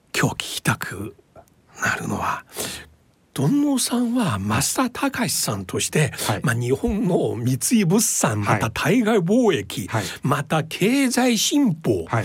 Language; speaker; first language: Japanese; non-native, fluent; Chinese